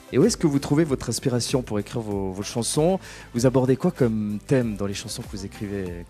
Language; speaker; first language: French; native; French